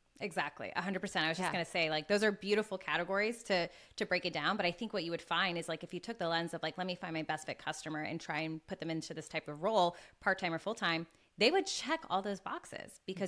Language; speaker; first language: English; native; English